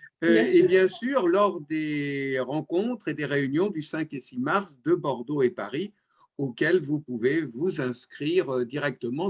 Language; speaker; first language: French; native; French